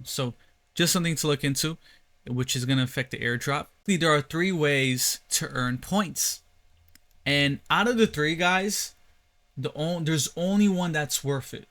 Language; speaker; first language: English; native; English